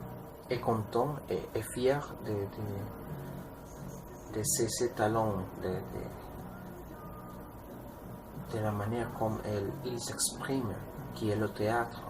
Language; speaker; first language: French; non-native, learner; Spanish